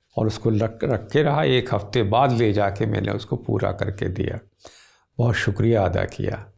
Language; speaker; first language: Urdu; native; Urdu